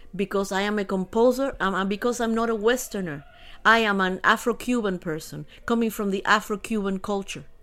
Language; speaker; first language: English; early bilingual, other home language; Spanish